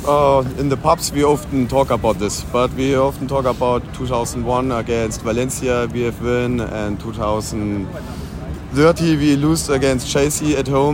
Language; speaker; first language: English; non-native, learner; German